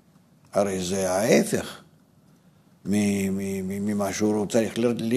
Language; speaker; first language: Hebrew; non-native, fluent; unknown